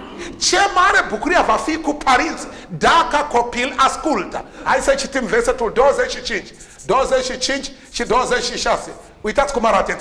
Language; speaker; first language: Romanian; non-native, learner; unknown